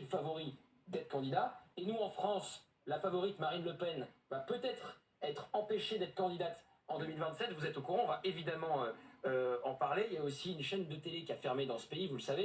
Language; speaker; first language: French; native; French